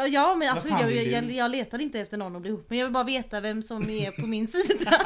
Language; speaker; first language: Swedish; native; Swedish